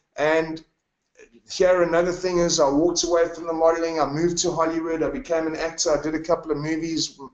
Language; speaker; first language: English; native; English